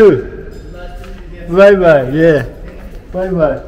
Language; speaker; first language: English; non-native, learner; Korean